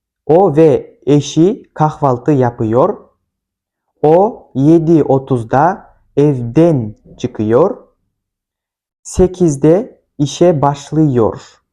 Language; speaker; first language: Turkish; non-native, fluent; Kyrgyz